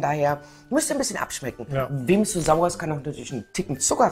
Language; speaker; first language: German; native; German